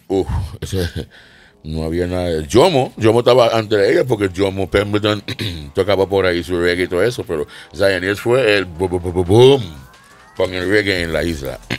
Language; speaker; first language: Spanish; non-native, fluent; English